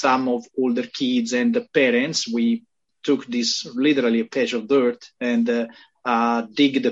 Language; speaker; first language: English; non-native, fluent; Italian